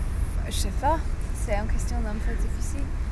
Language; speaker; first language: French; non-native, learner; English